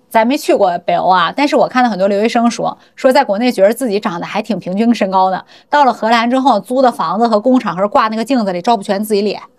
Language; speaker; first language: Chinese; native; Chinese